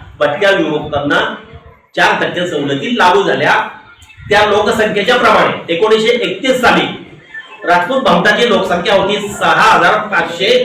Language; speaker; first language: Marathi; non-native, local second language; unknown